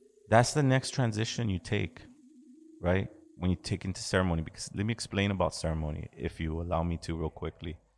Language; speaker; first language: English; early bilingual, other home language; Spanish